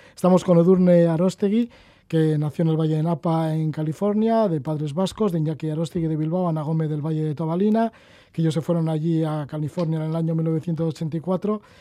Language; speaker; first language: Spanish; native; Spanish